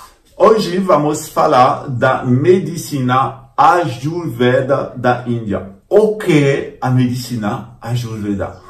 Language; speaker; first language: Portuguese; non-native, fluent; French